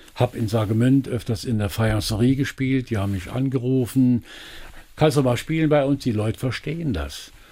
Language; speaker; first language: German; native; German